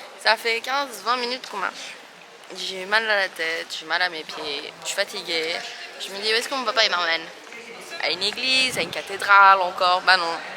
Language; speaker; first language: French; native; French